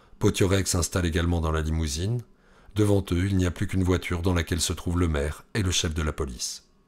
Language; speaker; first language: French; native; French